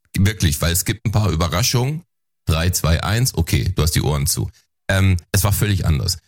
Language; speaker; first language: German; native; German